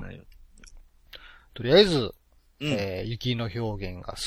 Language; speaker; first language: Japanese; native; Japanese